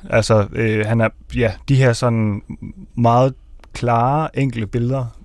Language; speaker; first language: Danish; native; Danish